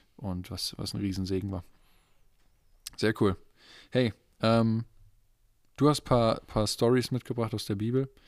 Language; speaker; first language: German; native; German